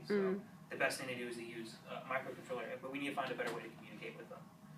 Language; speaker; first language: English; native; English